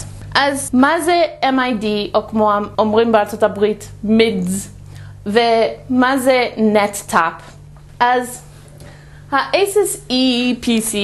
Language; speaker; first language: Hebrew; non-native, fluent; English